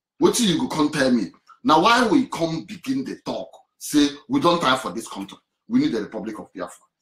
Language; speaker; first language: Nigerian Pidgin; non-native, local second language; Igbo